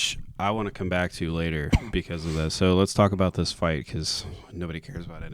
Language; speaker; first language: English; native; English